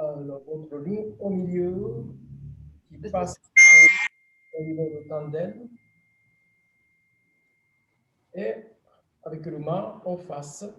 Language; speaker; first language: French; non-native, fluent; Japanese